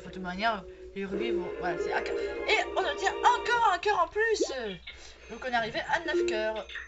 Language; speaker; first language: French; native; French